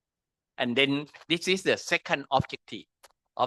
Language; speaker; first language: English; non-native, learner; Thai